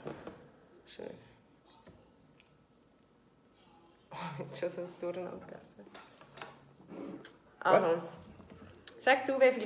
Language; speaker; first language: German; native; German